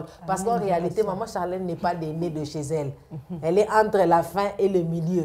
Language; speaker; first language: French; non-native, local second language; Lingala